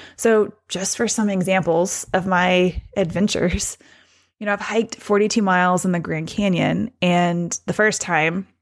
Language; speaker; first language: English; native; English